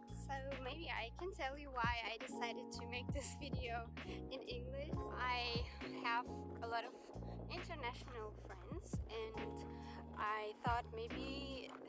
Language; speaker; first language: English; non-native, fluent; German